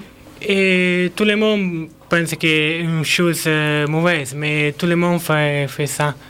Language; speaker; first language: French; non-native, learner; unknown